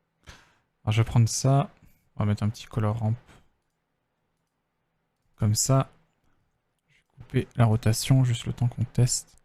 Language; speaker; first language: French; native; French